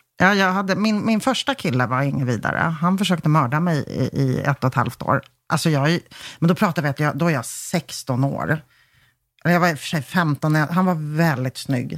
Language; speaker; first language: Swedish; early bilingual, other home language; Polish